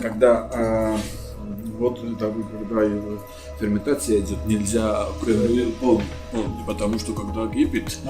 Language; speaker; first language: Russian; non-native, fluent; Georgian